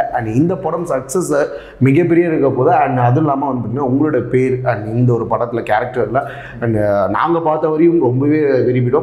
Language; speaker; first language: Tamil; native; Tamil